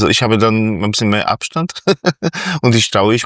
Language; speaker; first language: German; non-native, fluent; Polish